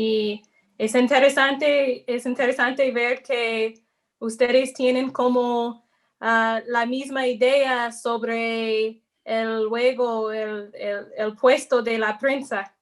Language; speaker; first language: Spanish; non-native, fluent; English